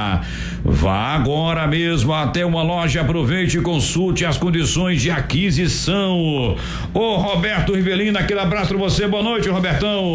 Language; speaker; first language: Portuguese; native; Portuguese